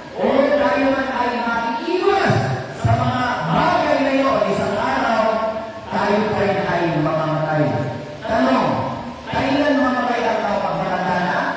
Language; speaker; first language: Filipino; non-native, local second language; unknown